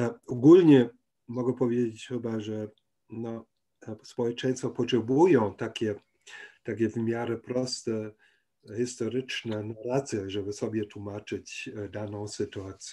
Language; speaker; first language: Polish; non-native, fluent; German